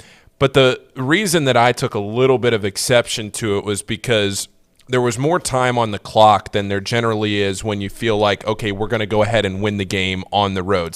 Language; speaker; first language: English; native; English